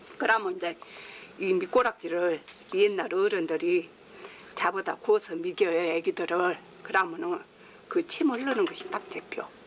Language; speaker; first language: Korean; native; Korean